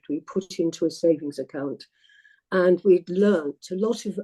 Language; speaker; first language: English; native; English